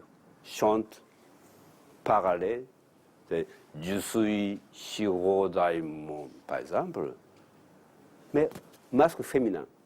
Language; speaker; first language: French; non-native, learner; Japanese